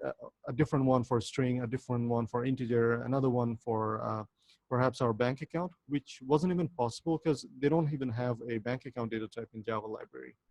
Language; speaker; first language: English; non-native, local second language; Bangla